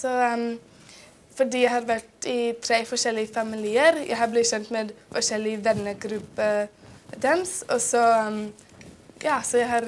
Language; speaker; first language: Norwegian; non-native, fluent; English